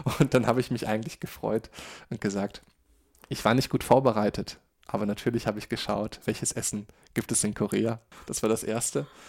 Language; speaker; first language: German; native; German